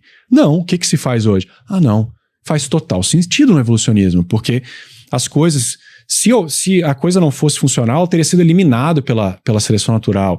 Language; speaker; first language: Portuguese; native; Portuguese